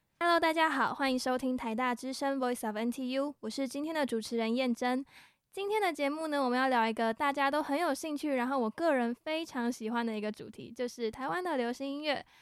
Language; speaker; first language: Chinese; native; Chinese